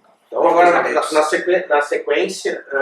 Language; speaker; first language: Portuguese; native; Portuguese